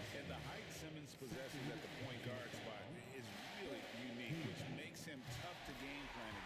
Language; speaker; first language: English; native; English